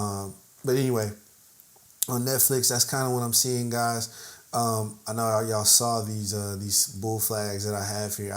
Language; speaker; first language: English; native; English